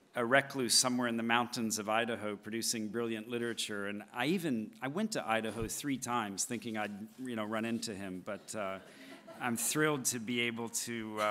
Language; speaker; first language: English; native; English